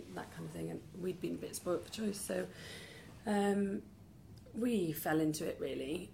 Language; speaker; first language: English; native; English